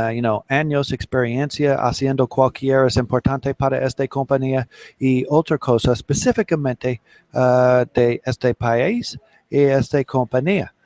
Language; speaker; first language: Spanish; non-native, learner; English